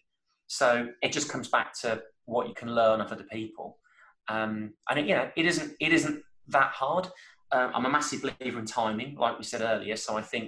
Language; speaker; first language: English; native; English